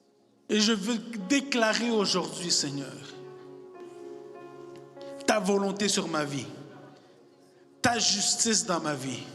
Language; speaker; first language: French; non-native, fluent; Spanish